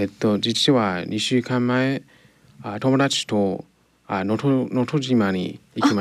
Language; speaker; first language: Japanese; non-native, learner; English